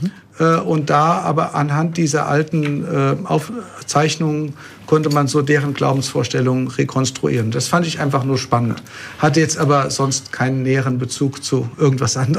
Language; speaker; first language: German; native; German